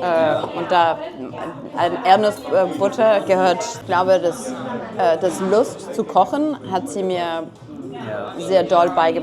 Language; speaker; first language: German; non-native, fluent; French